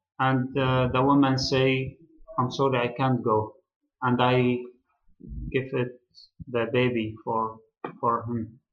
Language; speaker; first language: English; non-native, learner; Arabic